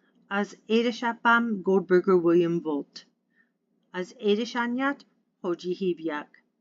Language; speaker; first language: Hungarian; non-native, learner; English